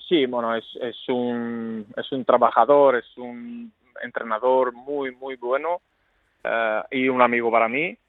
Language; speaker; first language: Spanish; non-native, fluent; Greek